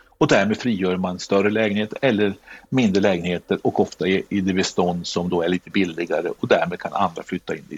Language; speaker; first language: Swedish; native; Swedish